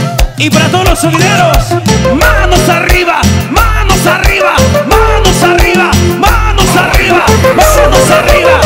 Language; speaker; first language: Spanish; native; Spanish